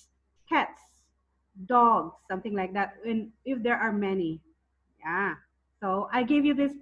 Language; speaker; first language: English; non-native, fluent; Thai